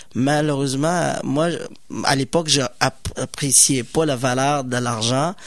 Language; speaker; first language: French; non-native, fluent; Somali